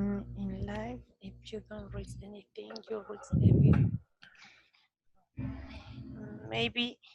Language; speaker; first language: English; non-native, learner; Spanish